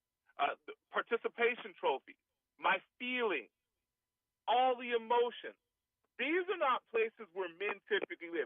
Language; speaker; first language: English; native; English